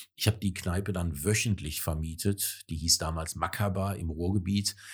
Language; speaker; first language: German; native; German